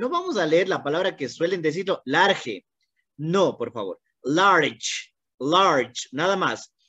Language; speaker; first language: Spanish; native; Spanish